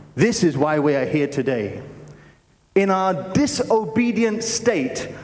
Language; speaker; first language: English; native; English